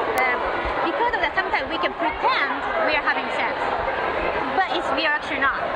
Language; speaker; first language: English; non-native, learner; Japanese